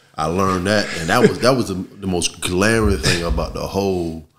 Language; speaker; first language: English; native; English